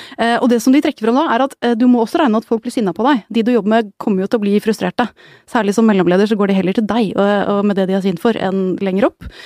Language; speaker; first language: Norwegian; native; Norwegian